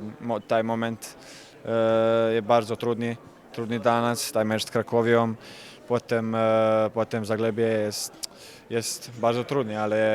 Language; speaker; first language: Polish; non-native, learner; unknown